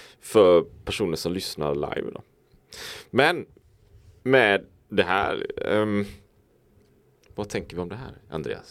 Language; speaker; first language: Swedish; native; Swedish